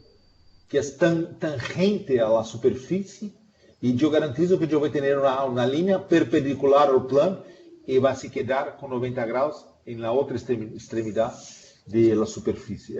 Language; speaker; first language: Spanish; non-native, fluent; Portuguese